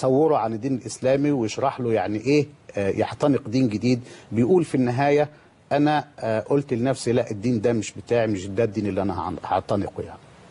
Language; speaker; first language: Arabic; native; Arabic